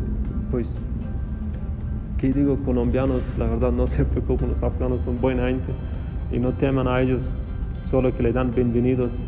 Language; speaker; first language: Spanish; non-native, fluent; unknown